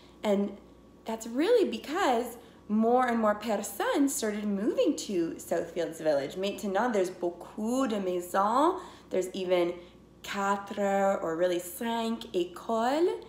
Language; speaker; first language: English; native; English